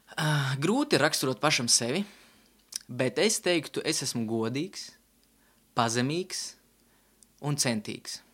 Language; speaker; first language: Latvian; non-native, local second language; Russian